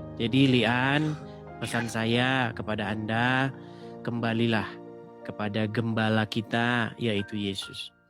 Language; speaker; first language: Indonesian; native; Indonesian